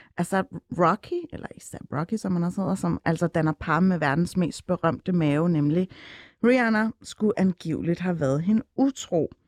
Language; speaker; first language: Danish; early bilingual, other home language; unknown